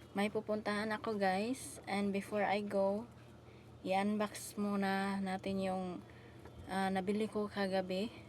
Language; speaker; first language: Filipino; non-native, local second language; Cebuano